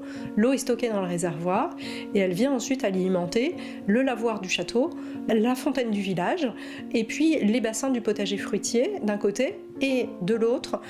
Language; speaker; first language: French; native; French